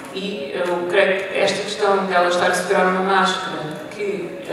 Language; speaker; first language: Portuguese; native; Portuguese